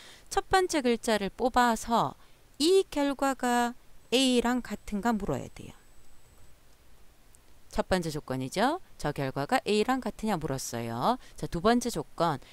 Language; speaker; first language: Korean; native; Korean